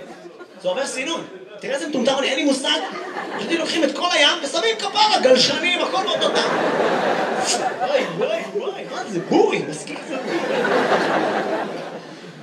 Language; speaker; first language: Hebrew; native; Hebrew